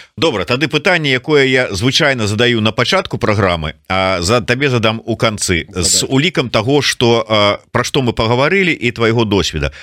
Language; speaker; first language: Belarusian; non-native, local second language; Russian